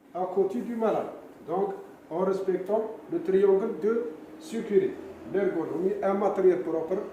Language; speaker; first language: French; non-native, local second language; Arabic